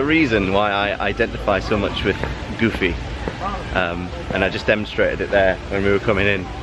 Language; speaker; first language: English; native; English